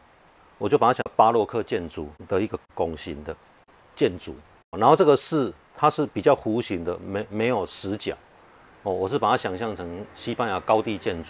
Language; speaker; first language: Chinese; non-native, local second language; Min Nan Chinese